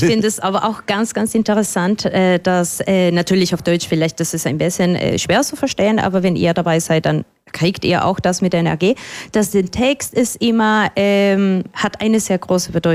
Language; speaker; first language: German; non-native, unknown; Spanish